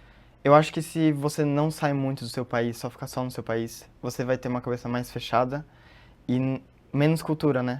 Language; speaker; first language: Portuguese; early bilingual, heritage; Portuguese